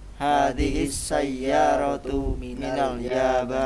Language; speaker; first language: Arabic; non-native, learner; Indonesian